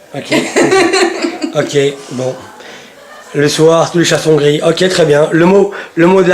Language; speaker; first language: French; native; French